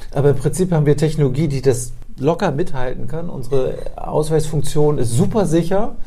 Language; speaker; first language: German; native; German